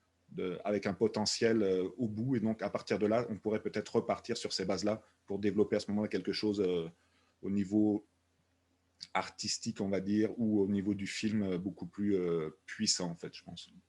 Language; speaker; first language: French; native; French